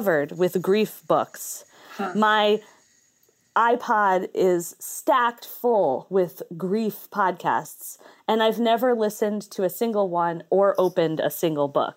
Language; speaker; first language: English; native; English